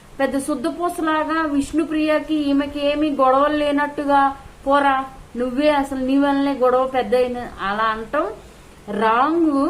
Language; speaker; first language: Telugu; native; Telugu